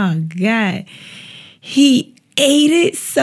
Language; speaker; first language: English; native; English